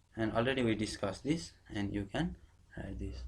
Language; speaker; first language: English; non-native, local second language; Nepali